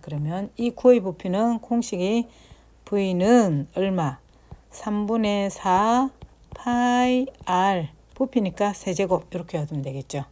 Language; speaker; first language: Korean; native; Korean